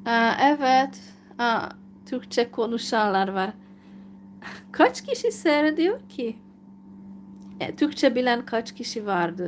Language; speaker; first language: Turkish; non-native, fluent; Hungarian